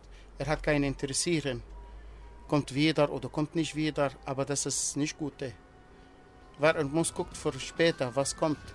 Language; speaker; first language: German; non-native, learner; Arabic